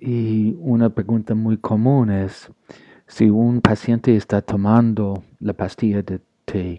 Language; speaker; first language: Spanish; non-native, learner; English